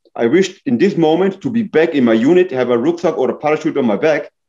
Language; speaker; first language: English; non-native, fluent; German